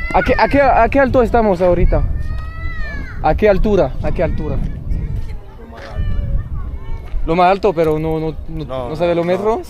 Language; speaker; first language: Spanish; non-native, learner; French